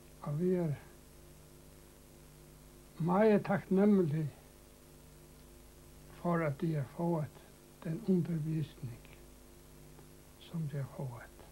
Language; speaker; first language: Danish; non-native, local second language; Faroese